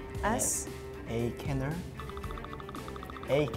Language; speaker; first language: English; non-native, learner; Korean